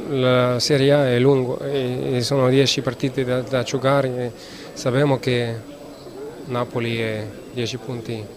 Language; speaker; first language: Italian; non-native, learner; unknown